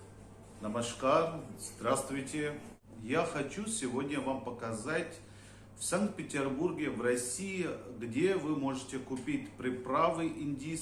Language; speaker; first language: Russian; non-native, fluent; Hindi